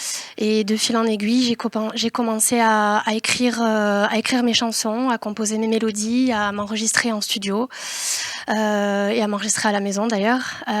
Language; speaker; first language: French; native; French